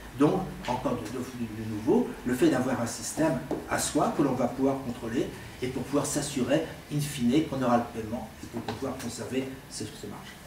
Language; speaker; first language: French; native; French